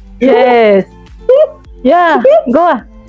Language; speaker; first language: English; non-native, local second language; Filipino